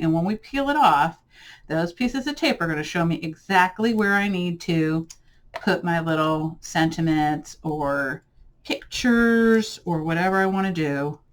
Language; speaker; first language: English; native; English